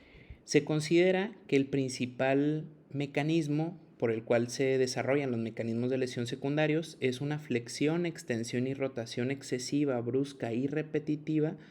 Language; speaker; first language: Spanish; native; Spanish